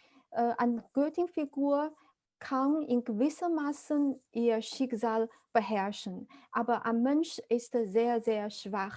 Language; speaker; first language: German; non-native, fluent; Chinese